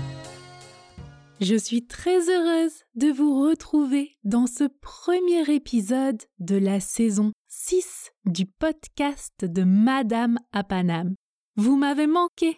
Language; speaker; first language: French; native; French